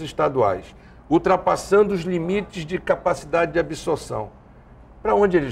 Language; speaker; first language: Portuguese; native; Portuguese